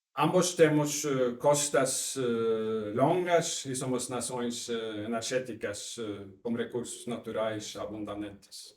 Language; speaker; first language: Portuguese; non-native, fluent; Norwegian